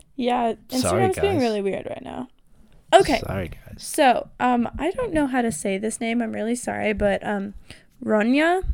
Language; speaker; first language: English; native; English